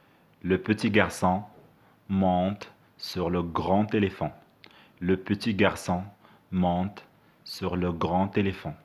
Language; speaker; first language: French; non-native, fluent; Arabic